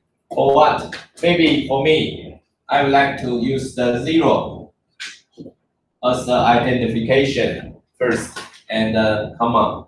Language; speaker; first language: English; non-native, learner; Chinese